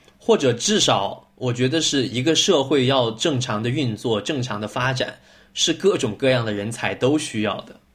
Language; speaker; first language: Chinese; native; Chinese